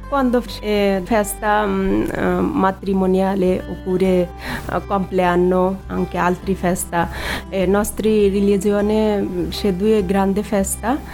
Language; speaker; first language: Italian; non-native, learner; Bangla